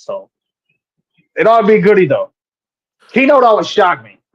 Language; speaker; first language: English; native; English